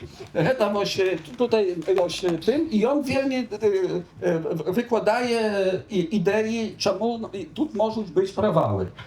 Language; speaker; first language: Polish; non-native, local second language; Belarusian